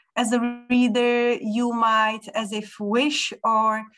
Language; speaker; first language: English; non-native, fluent; Czech